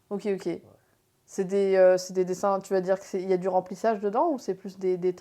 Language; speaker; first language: French; native; French